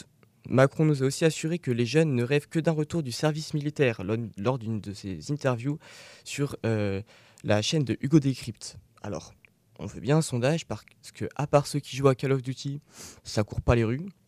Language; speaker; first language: French; native; French